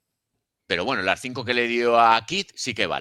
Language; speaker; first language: Spanish; native; Spanish